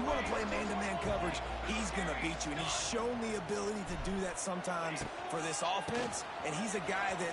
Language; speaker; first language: English; native; English